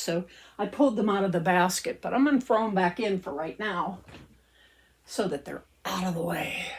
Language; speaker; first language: English; native; English